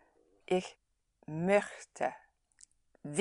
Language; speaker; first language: German; non-native, learner; English